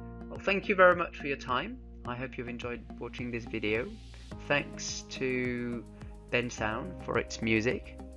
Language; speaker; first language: English; non-native, fluent; French